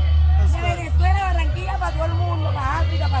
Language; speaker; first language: Spanish; native; Spanish